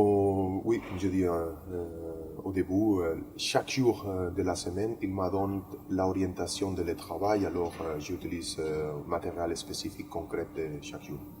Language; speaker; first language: French; non-native, learner; Spanish